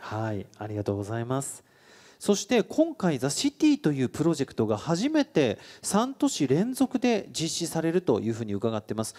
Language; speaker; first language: Japanese; native; Japanese